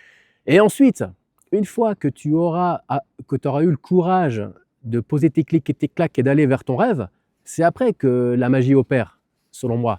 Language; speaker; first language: French; native; French